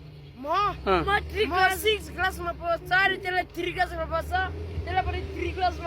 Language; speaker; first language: Nepali; non-native, local second language; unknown